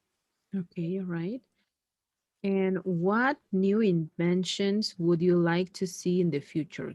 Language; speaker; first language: English; non-native, fluent; Spanish